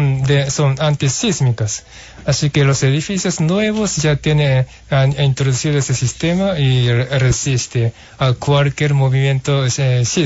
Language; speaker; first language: Spanish; non-native, fluent; Japanese